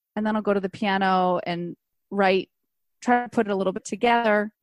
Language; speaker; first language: English; native; English